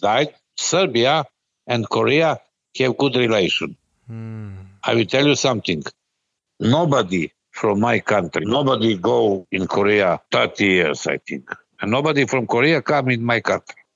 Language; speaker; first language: English; non-native, learner; Serbian